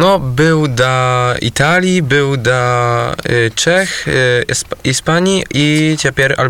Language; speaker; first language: Polish; non-native, learner; Belarusian